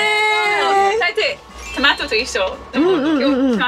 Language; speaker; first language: Japanese; non-native, learner; English